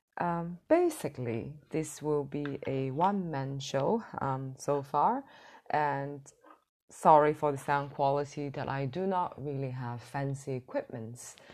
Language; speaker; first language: English; non-native, fluent; Cantonese